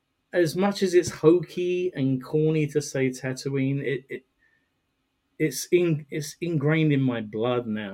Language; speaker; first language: English; native; English